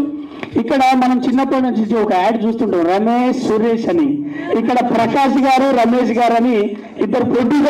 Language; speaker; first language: Telugu; native; Telugu